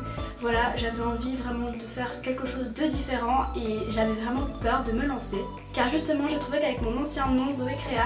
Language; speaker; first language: French; native; French